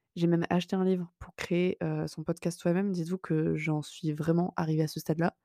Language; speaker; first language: French; native; French